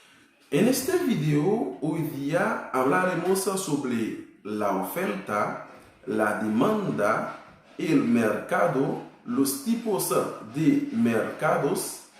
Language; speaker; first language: Spanish; non-native, fluent; Haitian Creole